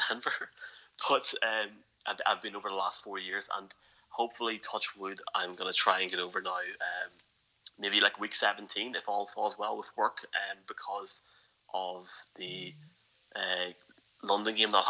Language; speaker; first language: English; native; English